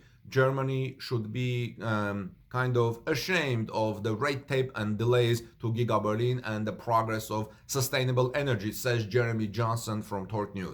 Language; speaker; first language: English; non-native, fluent; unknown